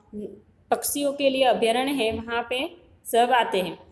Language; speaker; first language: Hindi; non-native, local second language; Gujarati